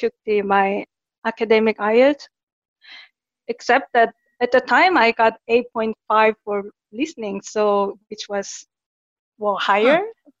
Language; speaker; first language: English; non-native, fluent; Korean